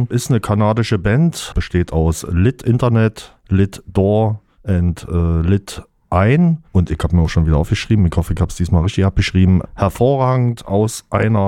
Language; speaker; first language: German; native; German